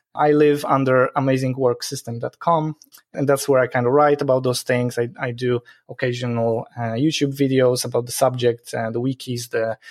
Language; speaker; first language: English; non-native, fluent; Polish